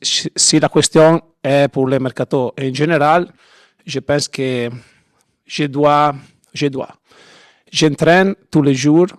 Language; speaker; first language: French; non-native, learner; Italian